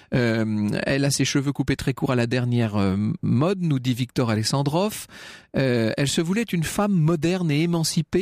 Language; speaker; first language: French; native; French